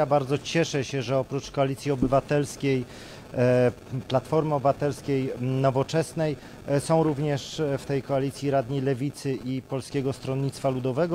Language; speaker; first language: Polish; native; Polish